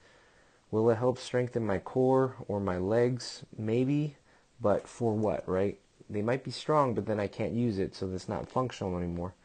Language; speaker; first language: English; native; English